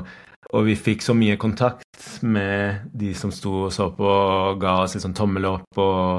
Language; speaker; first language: Norwegian; non-native, fluent; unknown